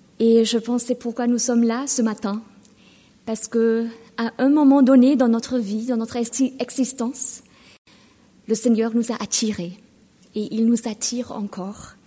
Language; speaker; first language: French; non-native, fluent; German